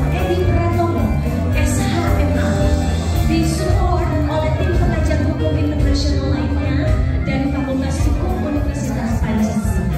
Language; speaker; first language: Indonesian; native; Indonesian